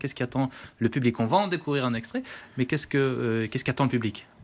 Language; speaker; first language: French; native; French